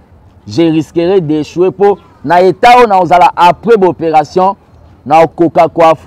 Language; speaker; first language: French; non-native, local second language; Lingala